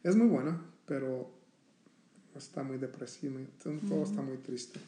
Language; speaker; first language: Spanish; early bilingual, heritage; Spanish